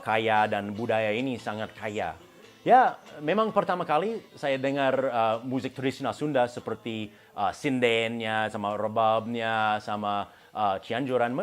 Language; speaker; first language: Indonesian; non-native, fluent; English